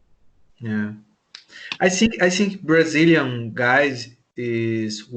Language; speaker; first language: English; non-native, learner; Portuguese